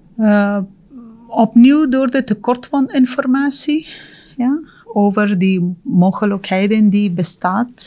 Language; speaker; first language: Dutch; non-native, fluent; Persian